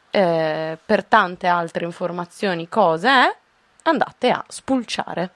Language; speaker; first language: Italian; native; Italian